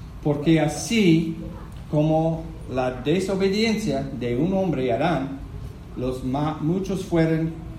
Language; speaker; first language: Spanish; non-native, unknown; English